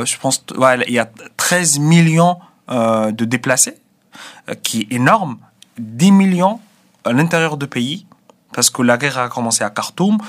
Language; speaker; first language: French; non-native, fluent; Arabic